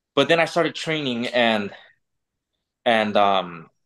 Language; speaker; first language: English; native; English